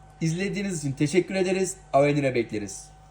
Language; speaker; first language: Turkish; native; Turkish